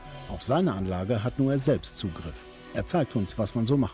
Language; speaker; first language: German; native; German